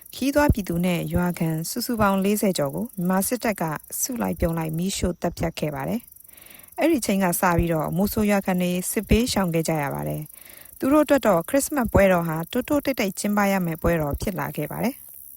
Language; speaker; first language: Burmese; native; Burmese